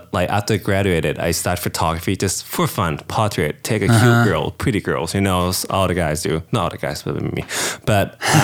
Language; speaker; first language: English; non-native, fluent; Thai